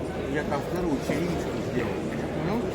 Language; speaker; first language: Russian; native; Russian